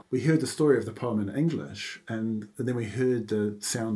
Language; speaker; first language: English; native; English